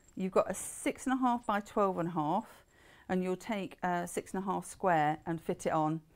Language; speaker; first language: English; native; English